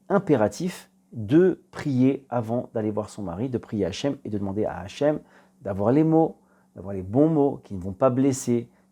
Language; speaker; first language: French; native; French